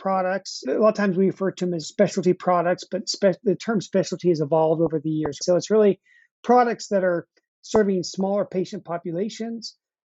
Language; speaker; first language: English; native; English